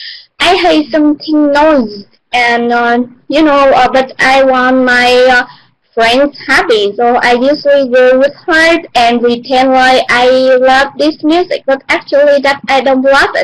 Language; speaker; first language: English; non-native, learner; Vietnamese